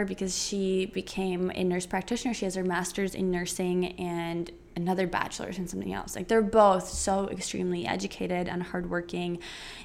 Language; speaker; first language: English; early bilingual, other home language; Ukrainian